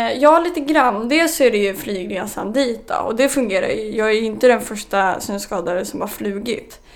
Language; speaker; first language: Swedish; native; Swedish